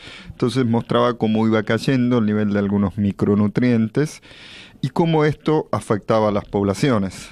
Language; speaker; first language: Spanish; native; Spanish